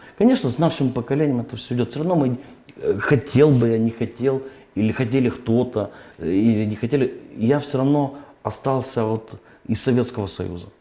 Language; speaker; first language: Russian; native; Russian